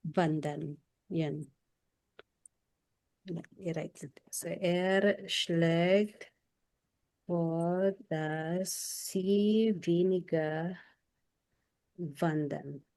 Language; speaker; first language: German; non-native, fluent; Filipino